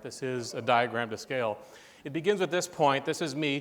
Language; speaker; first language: English; native; English